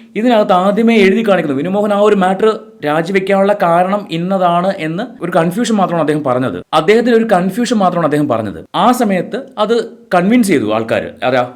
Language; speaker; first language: Malayalam; native; Malayalam